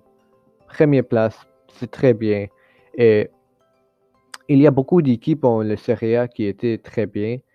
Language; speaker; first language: French; non-native, learner; English